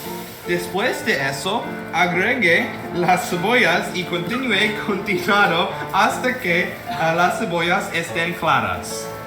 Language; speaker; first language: Spanish; non-native, learner; English